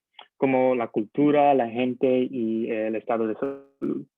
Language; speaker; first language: Spanish; non-native, learner; English